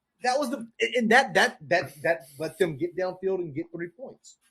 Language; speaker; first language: English; native; English